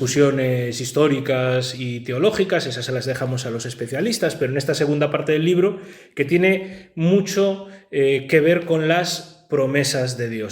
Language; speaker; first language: Spanish; native; Spanish